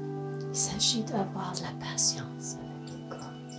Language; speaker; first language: French; non-native, fluent; English